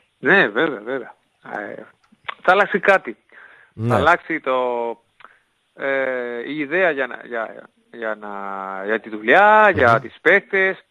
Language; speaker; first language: Greek; non-native, fluent; Spanish